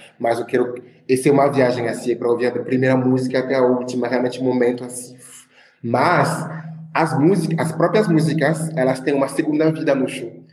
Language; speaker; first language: Portuguese; non-native, fluent; French